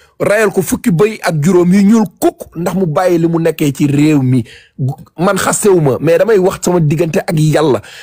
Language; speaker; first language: Wolof; native; Wolof